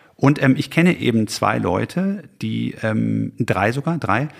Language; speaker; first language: German; native; German